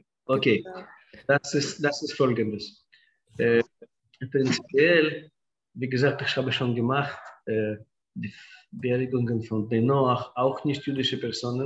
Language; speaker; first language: German; non-native, fluent; Russian